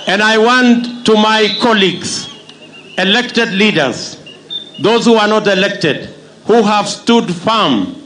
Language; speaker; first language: English; non-native, local second language; Kalenjin